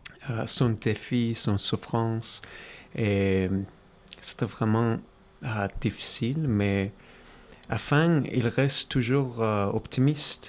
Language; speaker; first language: French; non-native, fluent; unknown